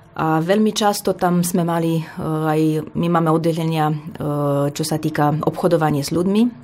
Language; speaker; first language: Slovak; non-native, fluent; Romanian